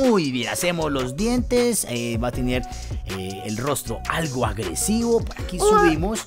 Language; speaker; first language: Spanish; native; Spanish